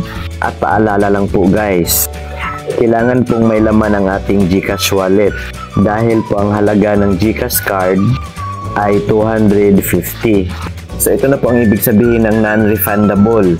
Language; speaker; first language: Filipino; native; Filipino